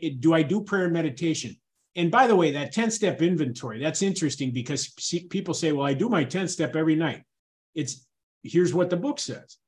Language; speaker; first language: English; native; English